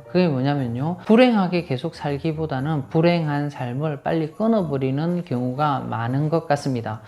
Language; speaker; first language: Korean; native; Korean